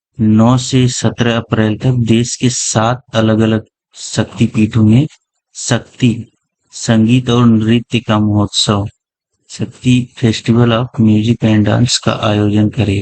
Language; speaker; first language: Hindi; native; Hindi